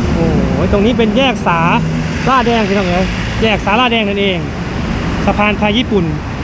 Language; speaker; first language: Thai; non-native, fluent; Lao